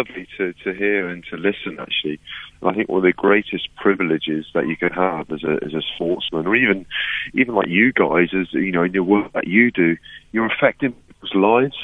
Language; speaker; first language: English; native; English